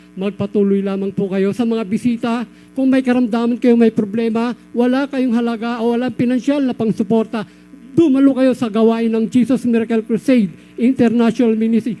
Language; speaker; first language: Filipino; native; Filipino